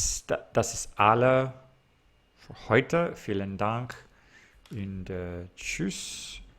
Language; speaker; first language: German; non-native, learner; English